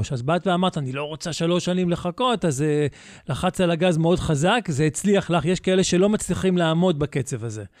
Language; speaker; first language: Hebrew; native; Hebrew